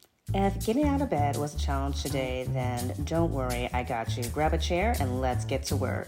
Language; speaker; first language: English; native; English